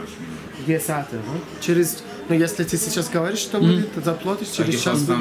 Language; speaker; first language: Russian; non-native, learner; Persian